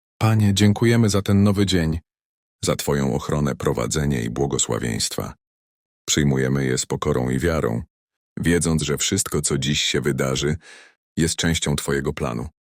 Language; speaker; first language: Polish; native; Polish